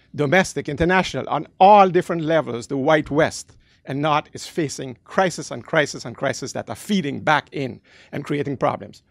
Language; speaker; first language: English; early bilingual, other home language; Dutch